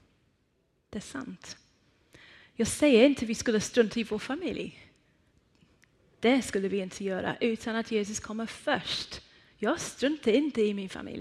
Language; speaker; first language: Swedish; non-native, fluent; Persian